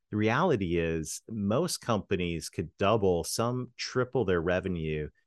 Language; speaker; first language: English; native; English